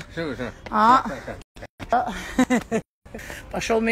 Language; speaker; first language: Chinese; non-native, learner; Russian